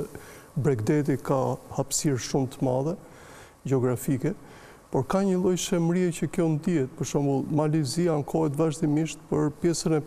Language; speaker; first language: Albanian; native; Albanian